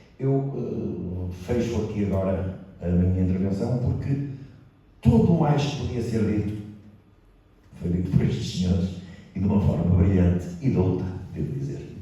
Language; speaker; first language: Portuguese; native; Portuguese